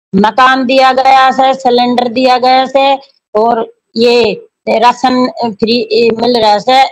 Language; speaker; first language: Hindi; native; Hindi